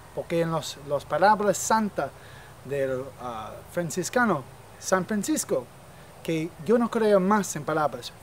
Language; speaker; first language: Spanish; non-native, fluent; English